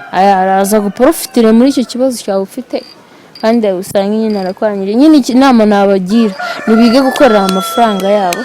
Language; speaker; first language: Kinyarwanda; native; Kinyarwanda